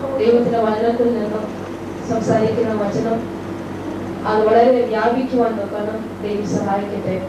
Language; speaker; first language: Malayalam; early bilingual, heritage; Malayalam